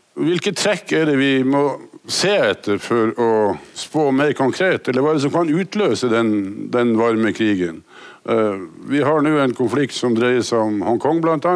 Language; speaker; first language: Norwegian; native; Norwegian